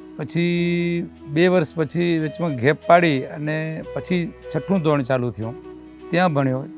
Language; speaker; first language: Gujarati; non-native, local second language; Kachhi